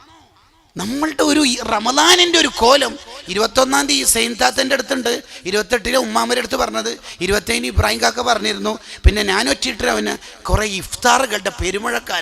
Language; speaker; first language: Malayalam; native; Malayalam